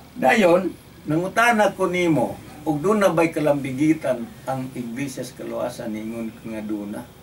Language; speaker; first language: Cebuano; native; Cebuano